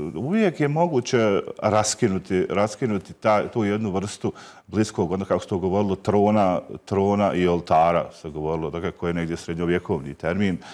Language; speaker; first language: Croatian; native; Croatian